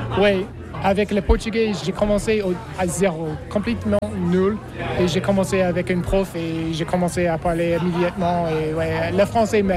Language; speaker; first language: French; non-native, fluent; English